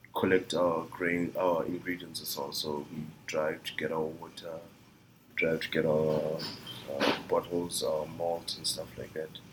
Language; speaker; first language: English; non-native, local second language; Shona